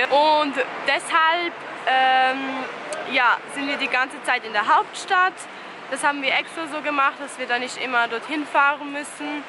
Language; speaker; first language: German; early bilingual, other home language; Albanian